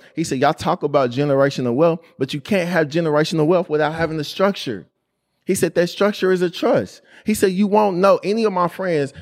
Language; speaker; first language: English; native; English